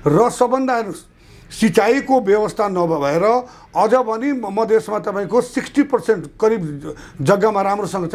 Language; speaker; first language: Nepali; non-native, local second language; Bhojpuri